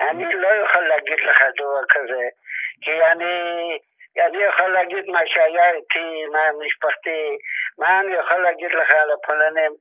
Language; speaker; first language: Hebrew; non-native, fluent; Yiddish